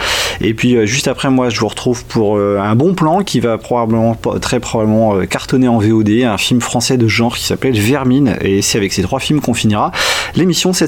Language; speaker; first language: French; native; French